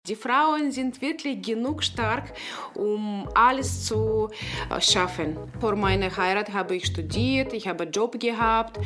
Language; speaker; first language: German; non-native, local second language; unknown